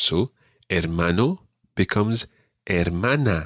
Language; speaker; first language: Spanish; non-native, fluent; English